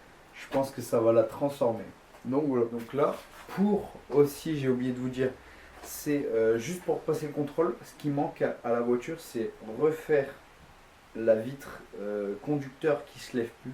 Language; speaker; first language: French; native; French